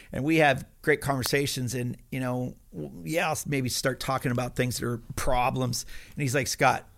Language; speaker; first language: English; native; English